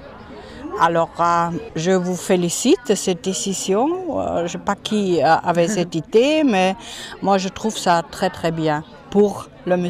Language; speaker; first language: French; non-native, fluent; German